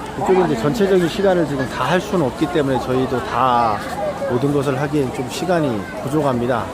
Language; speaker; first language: Korean; native; Korean